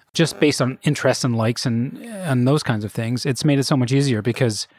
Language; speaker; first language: English; native; English